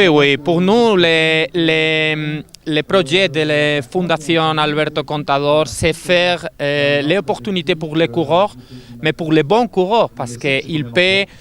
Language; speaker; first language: French; non-native, learner; Spanish